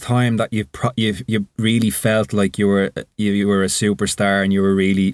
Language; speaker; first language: English; native; English